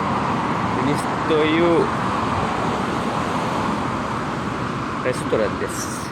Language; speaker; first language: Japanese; non-native, learner; Sinhala